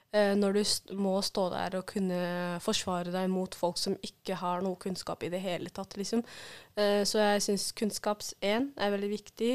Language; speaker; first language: Norwegian; early bilingual, other home language; Somali